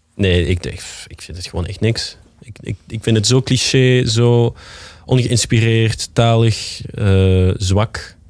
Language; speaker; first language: Dutch; native; Dutch